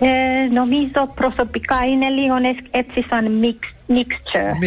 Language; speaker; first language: Greek; early bilingual, heritage; Greek